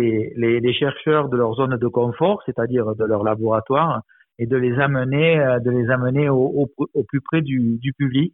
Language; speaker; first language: French; native; French